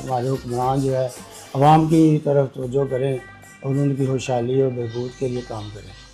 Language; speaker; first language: Urdu; non-native, local second language; Punjabi